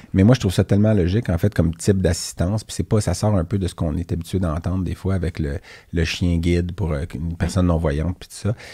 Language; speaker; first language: French; native; French